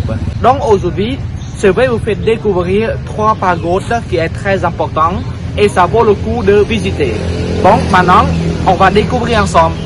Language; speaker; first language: French; non-native, fluent; Khmer